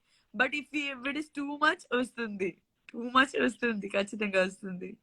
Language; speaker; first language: Telugu; non-native, learner; Gujarati